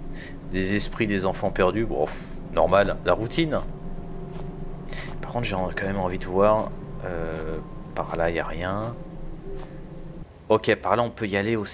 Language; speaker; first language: French; native; French